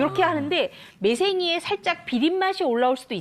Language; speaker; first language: Korean; native; Korean